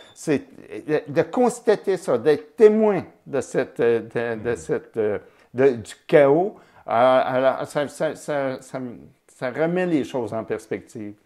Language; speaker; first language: French; native; French